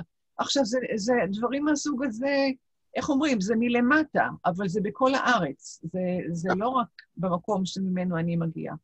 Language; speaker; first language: Hebrew; non-native, local second language; Yiddish